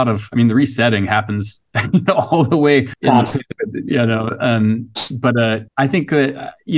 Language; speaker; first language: English; native; English